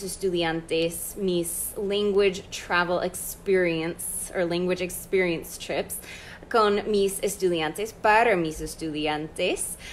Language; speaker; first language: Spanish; non-native, fluent; English